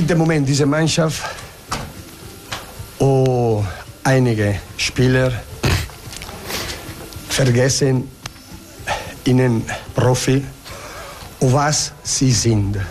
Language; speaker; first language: German; non-native, learner; Italian